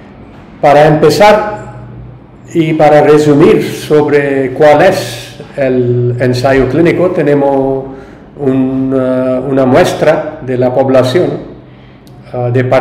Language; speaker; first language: Spanish; non-native, learner; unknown